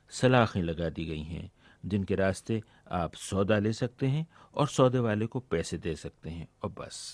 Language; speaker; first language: Urdu; native; Urdu